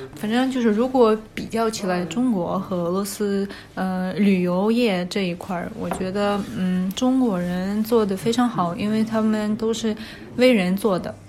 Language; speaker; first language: Chinese; non-native, fluent; Russian